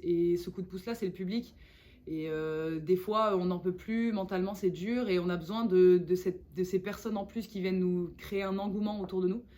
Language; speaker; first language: French; native; French